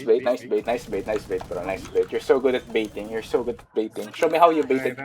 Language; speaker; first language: English; non-native, local second language; Filipino